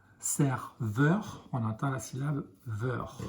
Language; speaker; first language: French; native; French